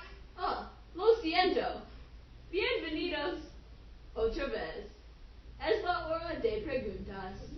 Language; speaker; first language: Spanish; non-native, learner; English